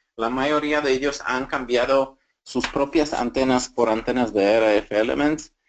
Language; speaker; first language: Spanish; non-native, fluent; Slovak